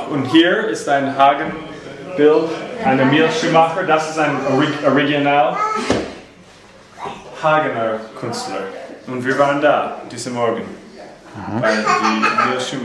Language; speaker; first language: German; non-native, learner; English